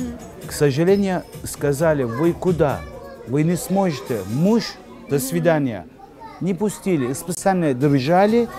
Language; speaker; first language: Russian; non-native, learner; Turkish